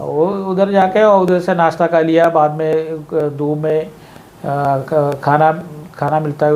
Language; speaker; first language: Hindi; non-native, local second language; Malayalam